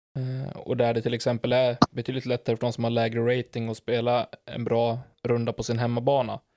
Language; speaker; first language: Swedish; native; Swedish